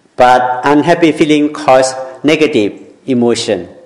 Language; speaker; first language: English; non-native, learner; Thai